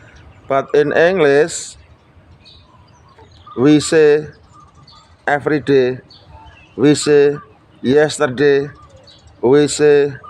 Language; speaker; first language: English; non-native, learner; Indonesian